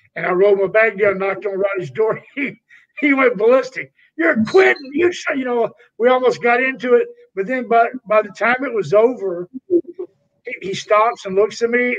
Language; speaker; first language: English; native; English